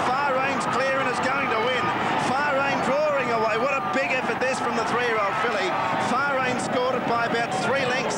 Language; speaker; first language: English; native; English